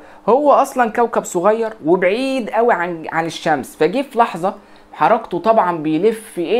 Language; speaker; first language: Arabic; native; Arabic